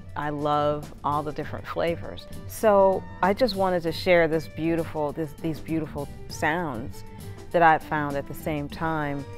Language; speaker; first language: English; native; English